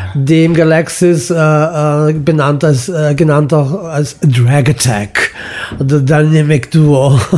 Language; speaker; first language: German; early bilingual, other home language; Croatian